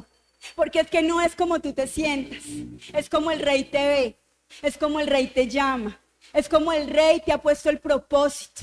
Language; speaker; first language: Spanish; native; Spanish